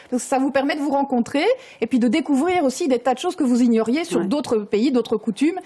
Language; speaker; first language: French; native; French